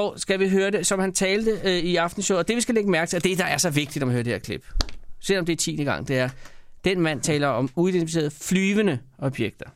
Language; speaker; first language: Danish; native; Danish